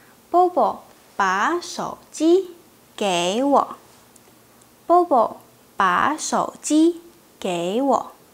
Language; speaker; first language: Chinese; non-native, fluent; Indonesian